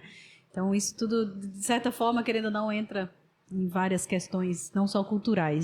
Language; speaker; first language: Portuguese; native; Portuguese